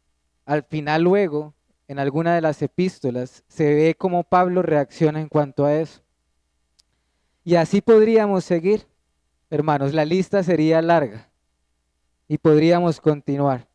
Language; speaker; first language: Spanish; native; Spanish